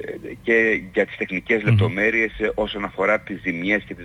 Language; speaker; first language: Greek; native; Greek